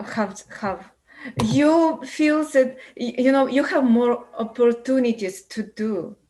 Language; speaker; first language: English; non-native, learner; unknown